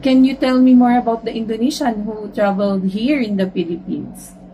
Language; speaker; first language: English; non-native, local second language; Filipino